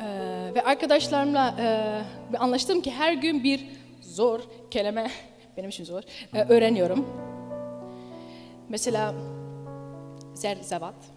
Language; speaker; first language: Turkish; early bilingual, heritage; Dutch